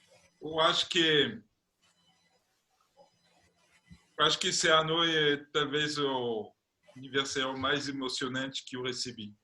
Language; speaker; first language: Portuguese; non-native, fluent; French